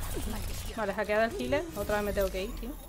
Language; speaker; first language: Spanish; native; Spanish